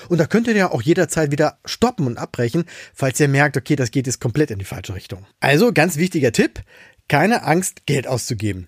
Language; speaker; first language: German; native; German